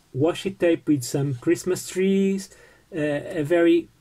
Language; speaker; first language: English; non-native, fluent; Portuguese